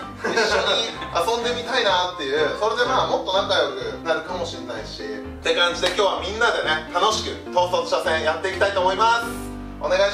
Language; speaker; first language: Japanese; native; Japanese